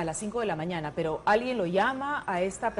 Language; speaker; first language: Spanish; native; Spanish